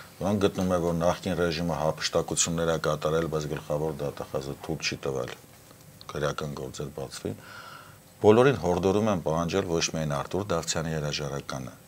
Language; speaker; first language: Armenian; native; Armenian